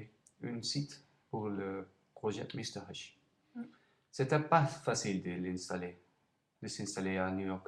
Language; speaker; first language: French; non-native, learner; Dutch